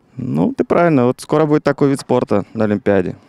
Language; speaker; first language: Russian; native; Russian